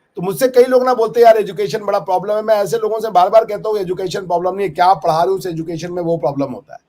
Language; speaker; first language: Hindi; native; Hindi